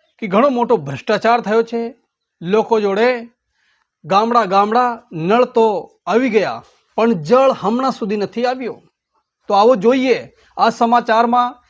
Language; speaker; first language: Gujarati; native; Gujarati